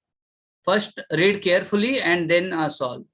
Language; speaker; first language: English; non-native, local second language; Marathi